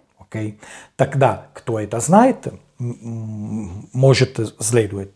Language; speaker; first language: Russian; non-native, learner; Italian